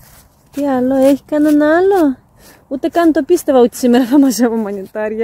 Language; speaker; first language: Greek; native; Greek